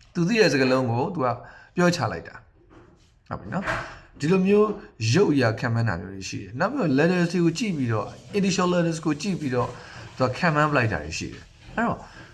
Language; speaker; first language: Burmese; native; Burmese